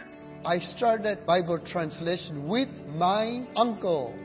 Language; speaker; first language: English; non-native, learner; Burmese